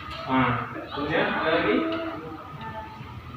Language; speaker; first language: Indonesian; native; Indonesian